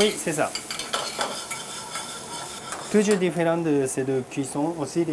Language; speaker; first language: French; non-native, learner; Japanese